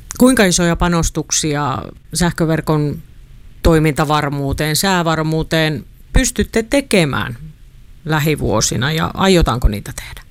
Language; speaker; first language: Finnish; native; Finnish